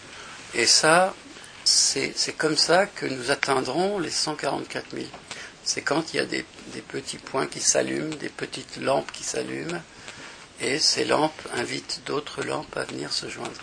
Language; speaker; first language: French; native; French